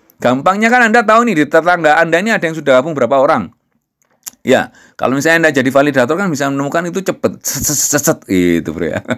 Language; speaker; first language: Indonesian; non-native, local second language; Javanese